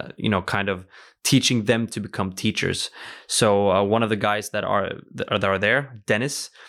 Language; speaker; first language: English; early bilingual, other home language; Norwegian